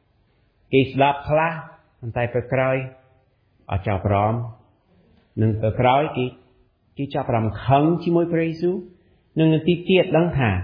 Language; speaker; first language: Khmer; non-native, fluent; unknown